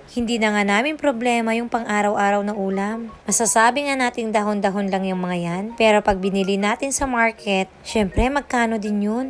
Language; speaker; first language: Filipino; non-native, local second language; Iloko